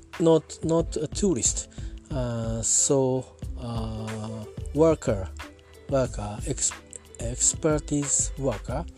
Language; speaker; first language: English; non-native, learner; Japanese